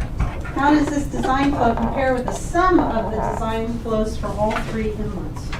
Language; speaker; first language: English; native; English